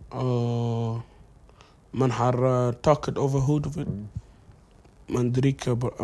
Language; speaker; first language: Swedish; non-native, fluent; Arabic